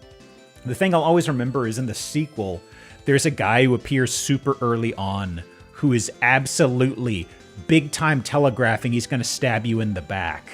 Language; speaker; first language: English; native; English